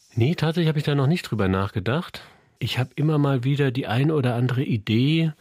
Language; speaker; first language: German; native; German